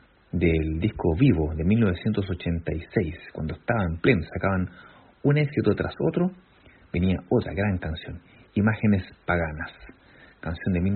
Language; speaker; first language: Spanish; native; Spanish